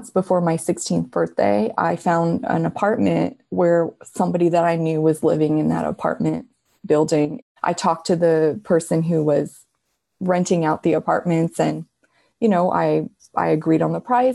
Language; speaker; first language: English; native; English